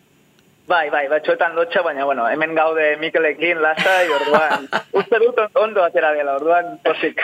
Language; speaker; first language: Basque; non-native, learner; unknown